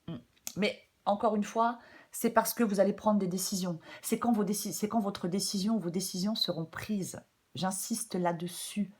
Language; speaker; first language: French; native; French